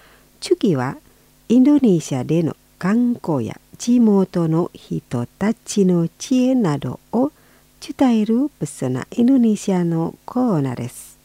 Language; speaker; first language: Japanese; non-native, fluent; Indonesian